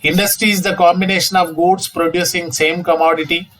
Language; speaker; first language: English; non-native, local second language; Telugu